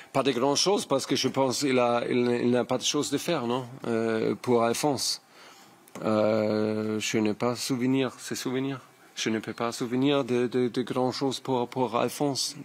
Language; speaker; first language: French; non-native, learner; German